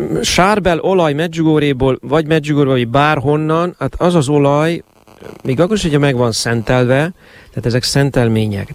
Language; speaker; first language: Hungarian; native; Hungarian